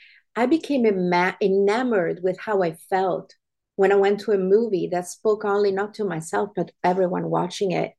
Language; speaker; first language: English; non-native, fluent; Italian